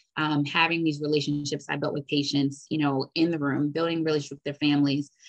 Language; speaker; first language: English; native; English